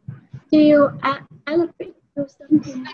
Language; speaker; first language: English; non-native, learner; Vietnamese